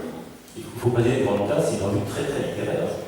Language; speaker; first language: French; native; French